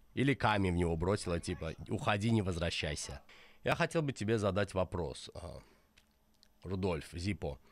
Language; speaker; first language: Russian; non-native, local second language; Azerbaijani